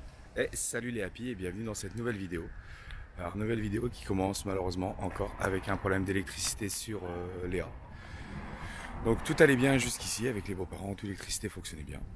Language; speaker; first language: French; native; French